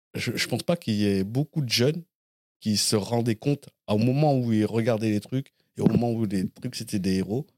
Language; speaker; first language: French; native; French